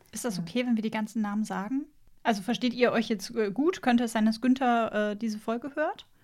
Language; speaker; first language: German; native; German